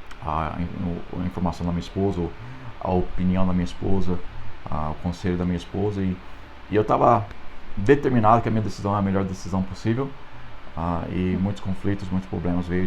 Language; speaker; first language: Portuguese; non-native, fluent; English